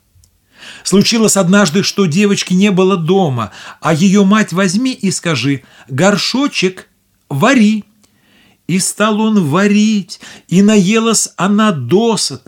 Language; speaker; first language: Russian; native; Russian